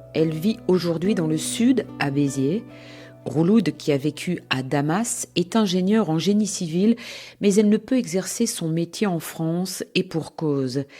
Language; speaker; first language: French; native; French